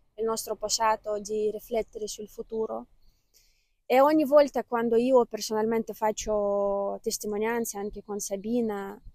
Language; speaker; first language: Italian; non-native, fluent; Ukrainian